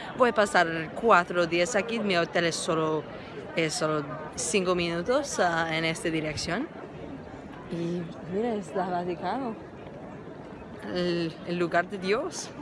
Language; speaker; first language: Spanish; non-native, learner; English